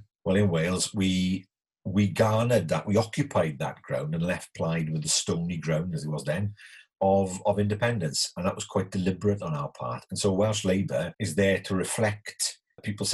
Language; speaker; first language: English; native; English